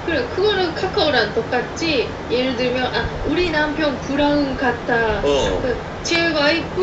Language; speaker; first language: Korean; non-native, fluent; Japanese